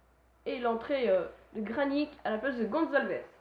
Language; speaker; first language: French; native; French